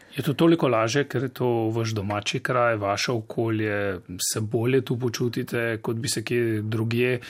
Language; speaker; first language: Slovenian; native; Slovenian